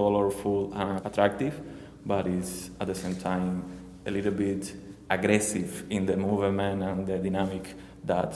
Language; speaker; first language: English; non-native, learner; Spanish